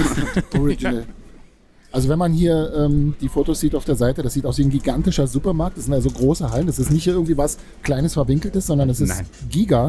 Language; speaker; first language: German; native; German